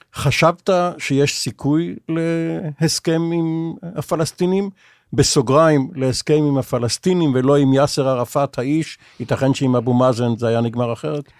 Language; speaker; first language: Hebrew; native; Hebrew